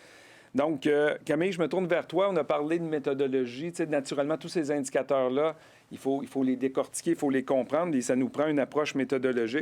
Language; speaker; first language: French; native; French